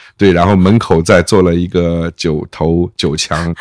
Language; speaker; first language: Chinese; native; Chinese